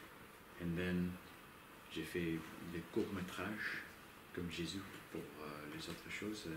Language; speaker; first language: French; non-native, learner; English